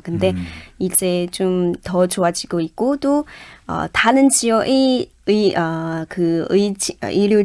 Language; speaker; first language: Korean; non-native, fluent; Chinese